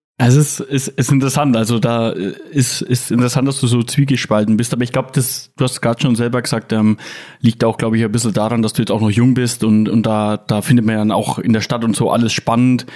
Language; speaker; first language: German; native; German